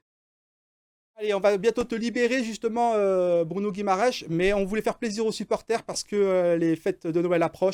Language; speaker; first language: French; native; French